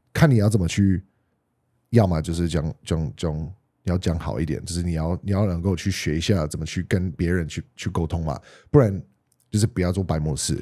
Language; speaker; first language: Chinese; non-native, fluent; English